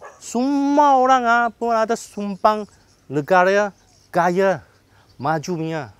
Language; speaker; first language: Malay; non-native, local second language; Cantonese